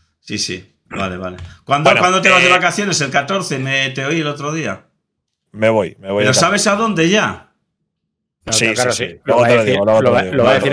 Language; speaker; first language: Spanish; native; Spanish